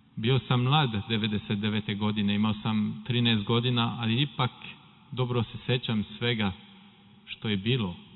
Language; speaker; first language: Serbian; non-native, fluent; French